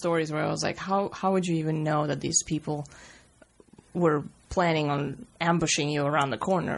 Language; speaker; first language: English; non-native, fluent; Russian